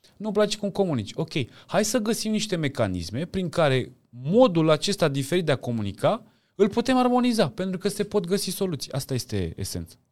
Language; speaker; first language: Romanian; native; Romanian